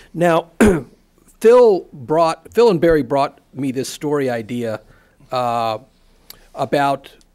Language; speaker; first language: English; native; English